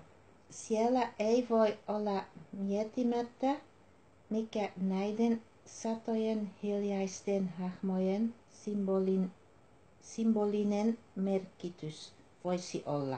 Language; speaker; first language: Finnish; non-native, learner; Dutch